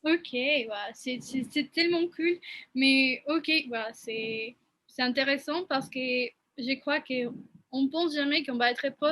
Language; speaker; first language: French; non-native, fluent; Spanish